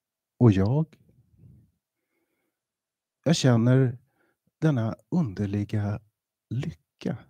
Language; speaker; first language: Swedish; native; Swedish